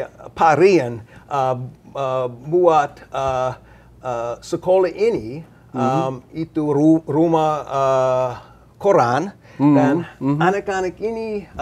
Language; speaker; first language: Indonesian; non-native, learner; English